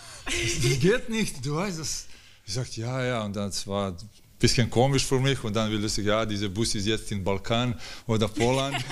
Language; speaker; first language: German; non-native, fluent; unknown